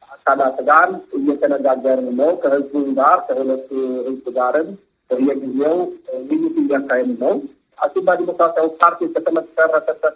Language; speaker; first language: Amharic; non-native, local second language; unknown